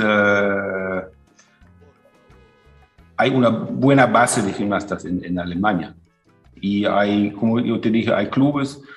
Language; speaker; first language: Spanish; non-native, fluent; German